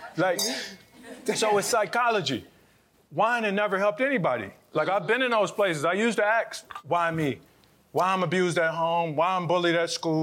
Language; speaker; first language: English; native; English